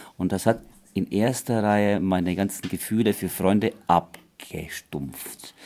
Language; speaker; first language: German; non-native, fluent; Romanian